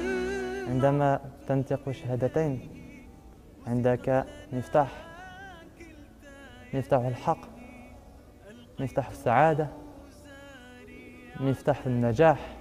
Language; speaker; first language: Arabic; non-native, learner; French